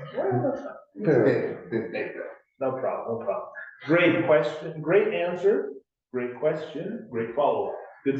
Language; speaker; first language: English; non-native, fluent; Spanish